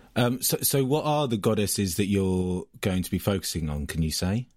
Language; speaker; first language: English; native; English